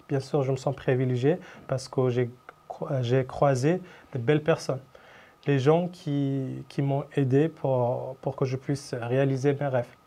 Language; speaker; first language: French; non-native, fluent; Persian